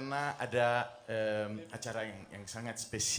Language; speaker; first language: Indonesian; non-native, fluent; French